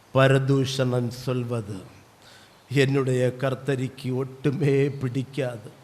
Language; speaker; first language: Tamil; non-native, local second language; Malayalam